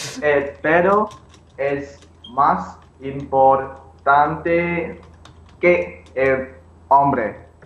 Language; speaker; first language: Spanish; non-native, learner; English